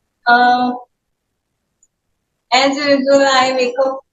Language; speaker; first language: English; non-native, learner; Hindi